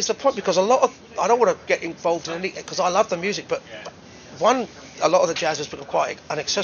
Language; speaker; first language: English; native; English